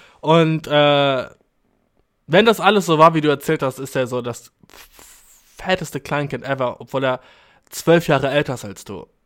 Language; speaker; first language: German; early bilingual, other home language; Albanian